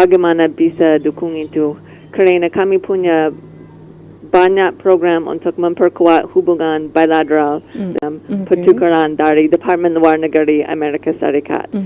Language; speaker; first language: Indonesian; non-native, learner; English